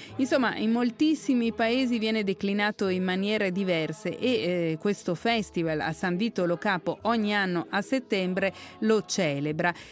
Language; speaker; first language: Italian; native; Italian